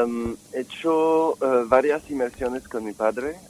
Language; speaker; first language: Spanish; non-native, fluent; French